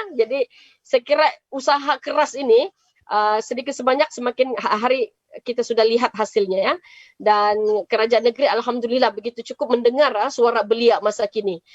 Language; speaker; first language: Malay; native; Malay